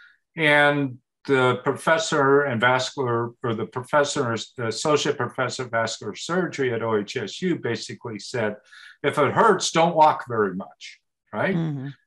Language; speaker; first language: English; native; English